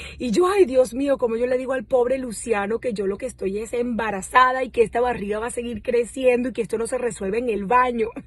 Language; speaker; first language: Spanish; native; Spanish